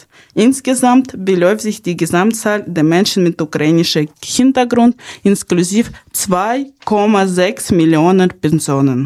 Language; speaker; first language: German; early bilingual, other home language; Ukrainian